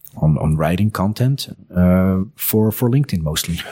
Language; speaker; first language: English; non-native, fluent; Dutch